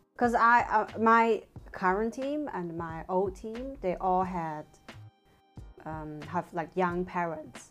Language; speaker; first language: English; non-native, fluent; Chinese